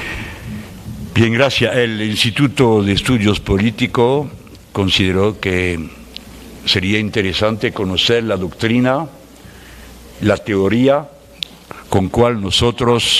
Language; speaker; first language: Spanish; non-native, fluent; French